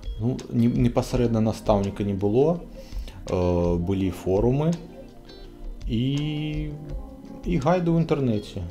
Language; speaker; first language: Belarusian; non-native, local second language; Russian